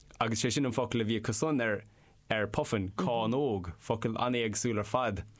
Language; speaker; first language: Irish; non-native, local second language; English